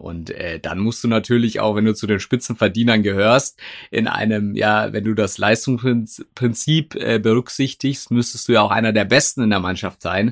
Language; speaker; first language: German; native; German